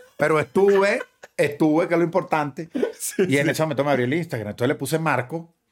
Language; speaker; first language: Spanish; native; Spanish